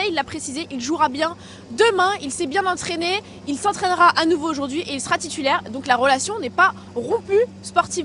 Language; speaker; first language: French; native; French